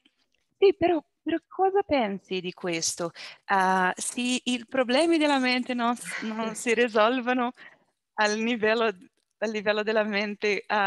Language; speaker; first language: Italian; non-native, learner; Portuguese